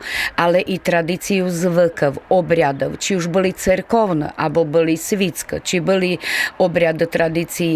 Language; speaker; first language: Slovak; non-native, local second language; Rusyn